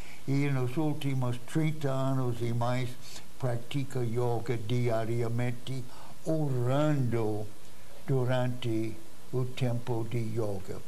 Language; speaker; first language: Portuguese; non-native, fluent; English